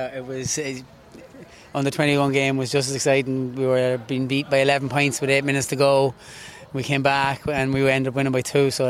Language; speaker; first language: English; native; English